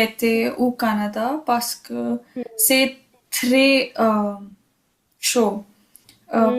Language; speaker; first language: French; non-native, learner; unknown